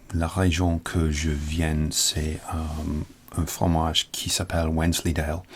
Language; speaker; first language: French; non-native, learner; English